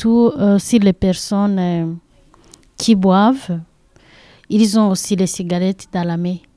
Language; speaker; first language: French; non-native, learner; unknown